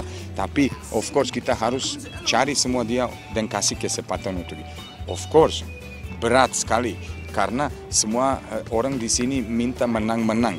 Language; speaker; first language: Indonesian; non-native, fluent; Serbian